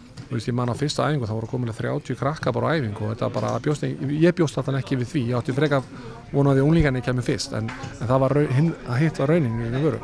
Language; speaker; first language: Icelandic; native; Icelandic